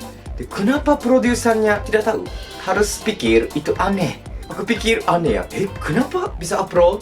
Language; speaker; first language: Indonesian; non-native, learner; Japanese